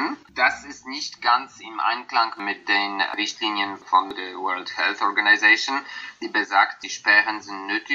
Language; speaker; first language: German; non-native, fluent; Polish